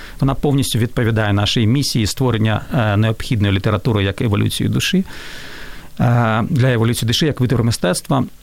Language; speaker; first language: Ukrainian; non-native, local second language; Russian